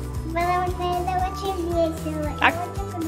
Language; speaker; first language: Russian; early bilingual, heritage; Russian